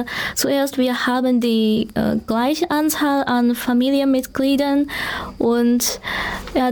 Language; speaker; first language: German; non-native, learner; Chinese